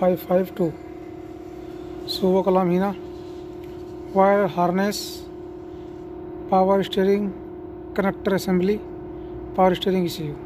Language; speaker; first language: Arabic; non-native, learner; Urdu